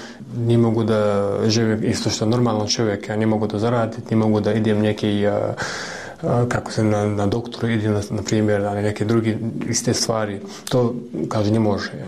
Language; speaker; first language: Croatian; non-native, learner; Russian